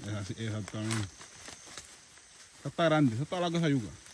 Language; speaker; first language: Spanish; native; Spanish